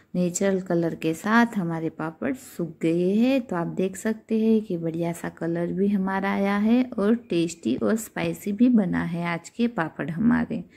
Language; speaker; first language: Hindi; non-native, local second language; Gujarati